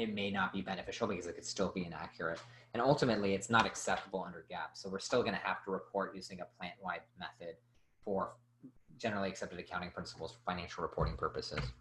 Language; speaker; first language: English; native; English